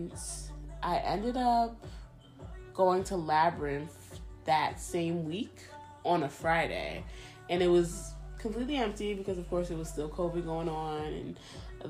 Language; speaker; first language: English; early bilingual, other home language; Spanish